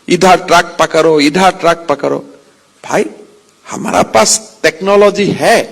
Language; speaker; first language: Hindi; non-native, local second language; Assamese